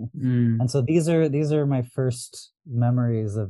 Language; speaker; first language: English; early bilingual, other home language; Arabic